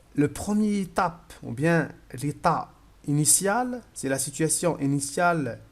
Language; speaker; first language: French; non-native, local second language; Arabic